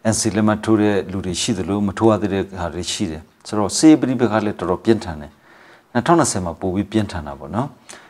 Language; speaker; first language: Burmese; non-native, local second language; Hakha Chin